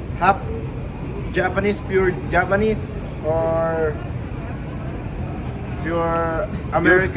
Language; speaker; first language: English; non-native, learner; Filipino